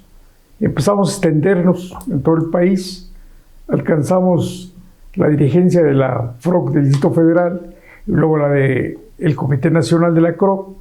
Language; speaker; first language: Spanish; native; Spanish